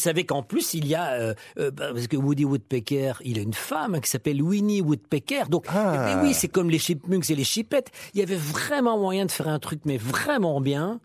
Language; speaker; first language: French; native; French